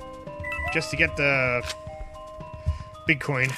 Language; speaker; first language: English; native; English